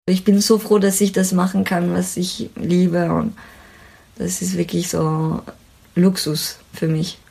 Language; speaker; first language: German; non-native, fluent; French